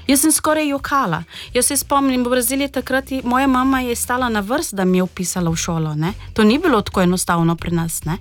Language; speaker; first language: Slovenian; non-native, fluent; Portuguese